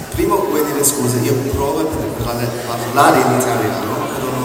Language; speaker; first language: Italian; non-native, learner; English